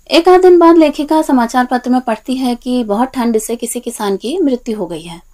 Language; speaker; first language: Hindi; native; Hindi